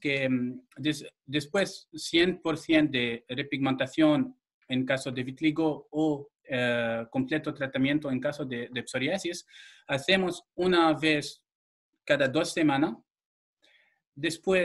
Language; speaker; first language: Spanish; non-native, fluent; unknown